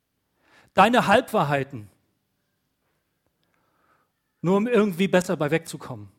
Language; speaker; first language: German; native; German